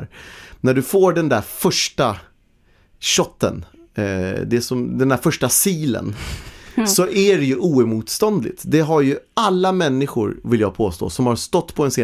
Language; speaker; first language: Swedish; native; Swedish